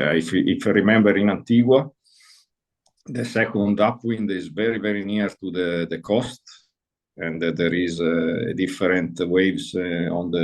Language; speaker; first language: English; non-native, learner; Italian